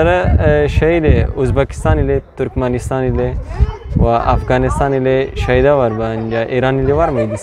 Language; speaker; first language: Turkish; non-native, fluent; Persian